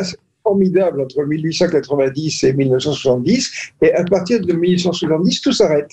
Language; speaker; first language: French; native; French